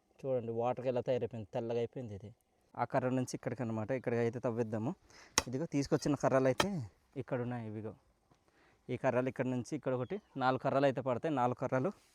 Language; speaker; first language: Telugu; non-native, local second language; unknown